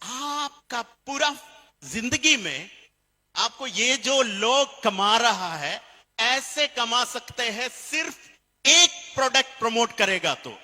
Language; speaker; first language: Hindi; non-native, fluent; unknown